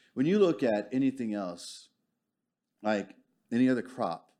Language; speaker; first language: English; native; English